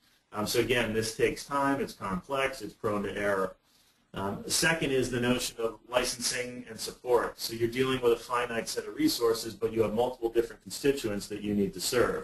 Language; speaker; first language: English; native; English